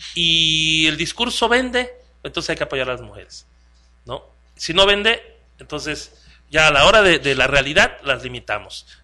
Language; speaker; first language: Spanish; native; Spanish